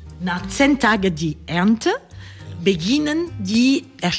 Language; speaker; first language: German; non-native, fluent; French